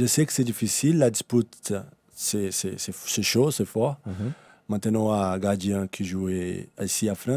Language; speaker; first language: French; non-native, learner; Portuguese